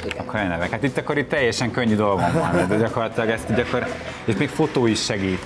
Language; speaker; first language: Hungarian; native; Hungarian